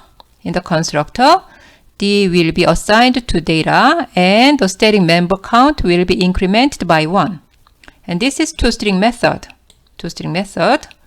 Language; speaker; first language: English; non-native, fluent; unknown